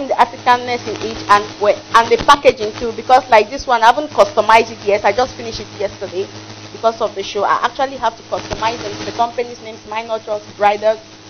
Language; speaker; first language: English; non-native, local second language; French